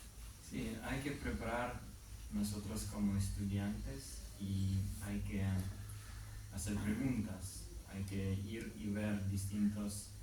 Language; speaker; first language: Spanish; non-native, learner; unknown